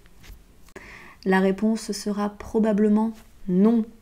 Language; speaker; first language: French; native; French